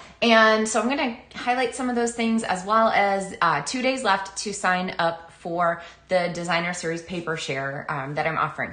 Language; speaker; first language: English; native; English